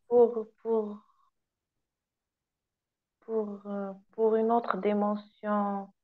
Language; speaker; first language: French; non-native, learner; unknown